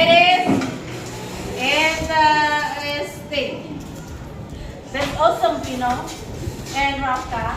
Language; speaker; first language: English; non-native, learner; Indonesian